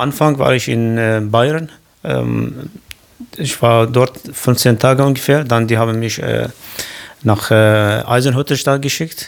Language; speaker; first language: German; non-native, fluent; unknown